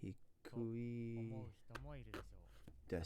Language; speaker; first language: Japanese; non-native, learner; English